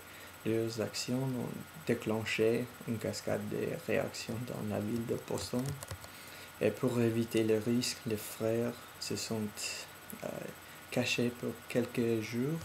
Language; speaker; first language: French; non-native, learner; English